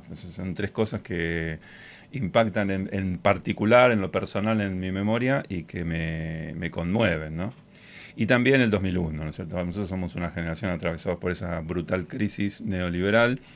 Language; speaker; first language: Spanish; native; Spanish